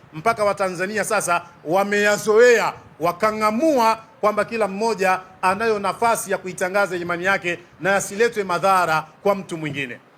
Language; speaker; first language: Swahili; native; Swahili